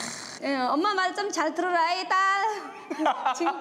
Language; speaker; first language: Korean; non-native, fluent; Nepali